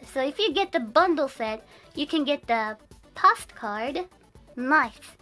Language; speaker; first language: English; non-native, fluent; Japanese